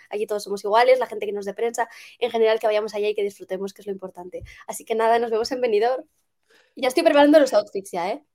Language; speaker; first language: Spanish; native; Spanish